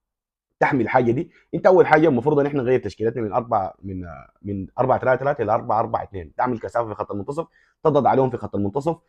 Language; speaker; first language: Arabic; native; Arabic